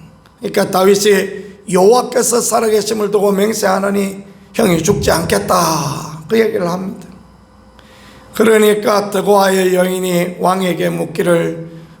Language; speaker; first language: Korean; native; Korean